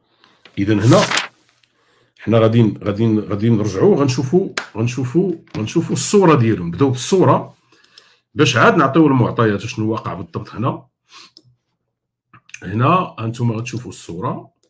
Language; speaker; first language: Arabic; native; Arabic